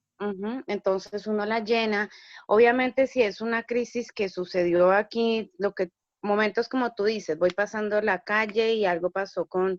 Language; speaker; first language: Spanish; early bilingual, heritage; Spanish